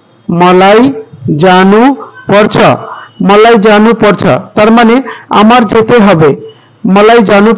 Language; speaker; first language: Nepali; non-native, fluent; Bangla